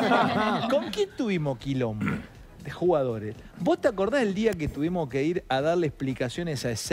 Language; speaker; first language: Spanish; native; Spanish